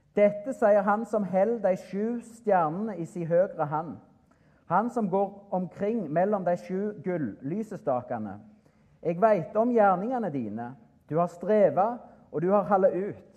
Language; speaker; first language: Norwegian; native; Norwegian